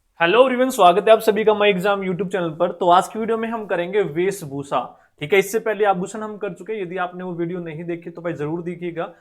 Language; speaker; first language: Hindi; native; Hindi